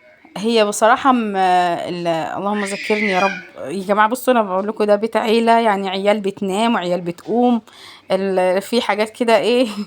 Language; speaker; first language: Arabic; native; Arabic